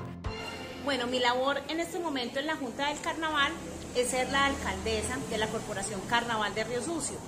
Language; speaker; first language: Spanish; native; Spanish